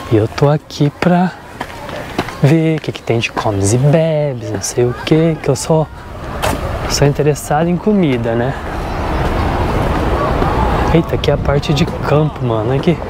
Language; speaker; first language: Portuguese; native; Portuguese